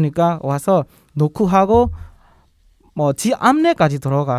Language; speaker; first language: Korean; non-native, learner; Burmese